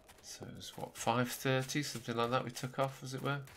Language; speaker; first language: English; native; English